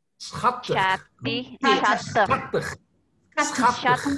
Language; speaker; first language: Dutch; non-native, learner; Indonesian